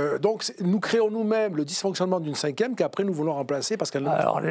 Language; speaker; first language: French; native; French